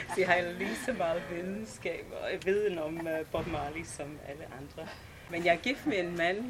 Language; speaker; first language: Danish; non-native, fluent; English